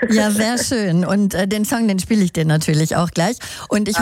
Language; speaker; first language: German; native; German